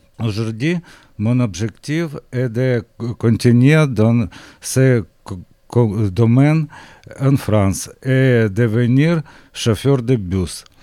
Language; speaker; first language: French; non-native, learner; Ukrainian